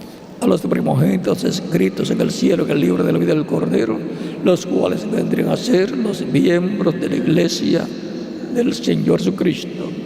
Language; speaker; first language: Spanish; native; Spanish